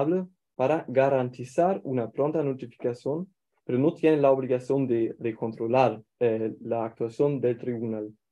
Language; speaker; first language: Spanish; non-native, fluent; German